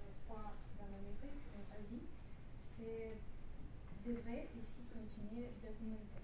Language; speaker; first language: French; non-native, learner; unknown